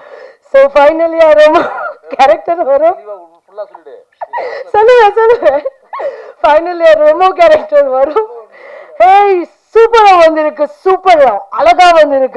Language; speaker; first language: Tamil; non-native, fluent; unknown